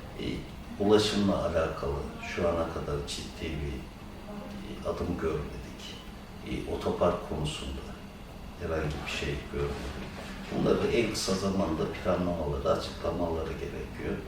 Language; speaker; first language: Turkish; native; Turkish